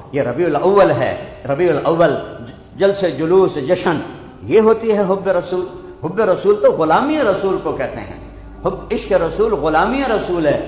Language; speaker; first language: Urdu; non-native, local second language; Punjabi